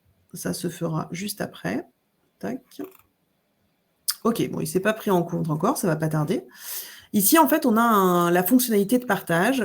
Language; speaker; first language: French; native; French